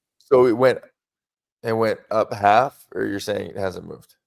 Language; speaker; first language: English; native; English